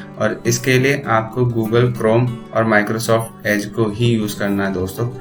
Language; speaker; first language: Hindi; native; Hindi